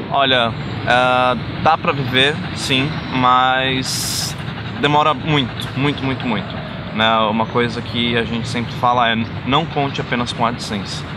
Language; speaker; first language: Portuguese; native; Portuguese